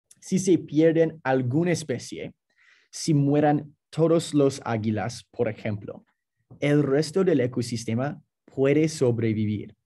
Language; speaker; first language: Spanish; non-native, fluent; English